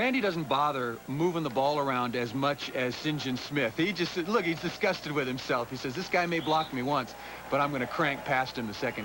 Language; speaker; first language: English; native; English